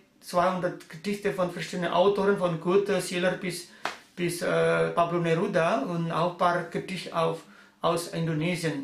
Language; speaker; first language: German; non-native, learner; Indonesian